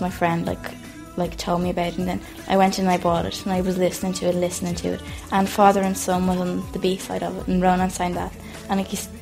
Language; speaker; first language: English; native; English